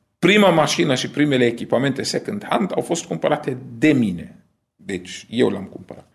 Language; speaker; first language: Romanian; non-native, fluent; Arabic